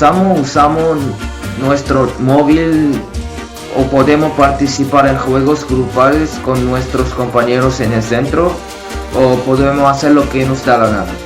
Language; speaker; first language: Spanish; non-native, fluent; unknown